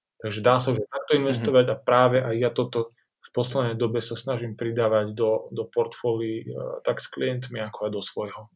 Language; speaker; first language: Slovak; native; Slovak